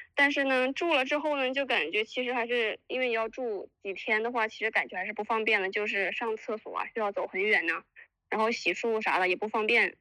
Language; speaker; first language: Chinese; native; Chinese